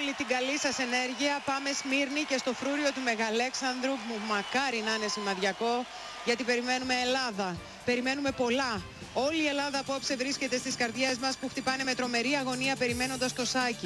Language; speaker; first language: Greek; native; Greek